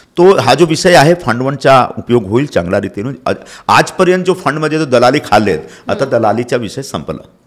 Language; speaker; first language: Marathi; non-native, local second language; Hindi